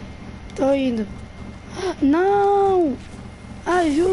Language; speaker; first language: Portuguese; non-native, fluent; Italian